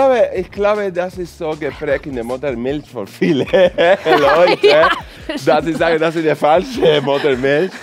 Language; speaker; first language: German; non-native, fluent; Spanish